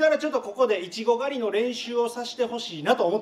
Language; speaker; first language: Japanese; native; Japanese